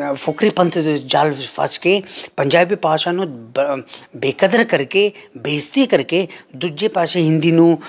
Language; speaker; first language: Punjabi; non-native, fluent; Kannada